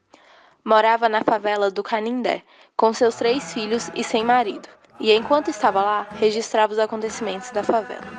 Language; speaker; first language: Portuguese; native; Portuguese